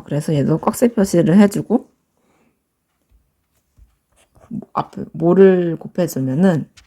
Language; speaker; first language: Korean; native; Korean